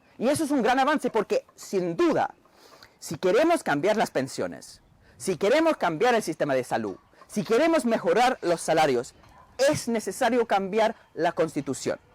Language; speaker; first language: Spanish; non-native, fluent; English